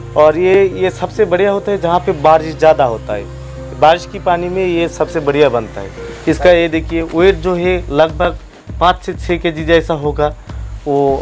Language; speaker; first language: Hindi; non-native, local second language; Bangla